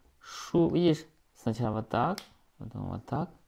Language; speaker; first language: Russian; non-native, learner; Chinese